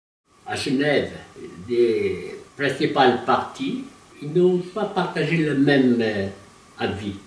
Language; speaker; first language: French; non-native, local second language; Vietnamese